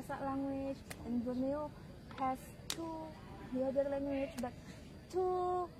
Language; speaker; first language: English; non-native, learner; Javanese